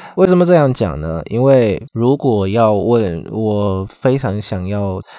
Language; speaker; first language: Chinese; non-native, fluent; Vietnamese